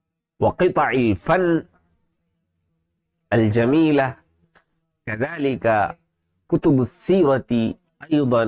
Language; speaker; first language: Arabic; non-native, fluent; Urdu